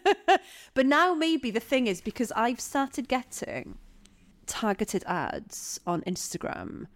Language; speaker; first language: English; non-native, local second language; Welsh